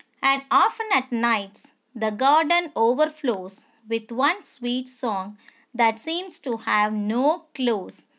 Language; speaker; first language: English; non-native, local second language; Tamil